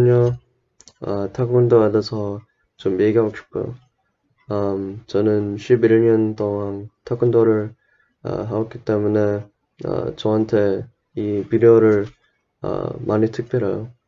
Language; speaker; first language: Korean; non-native, learner; English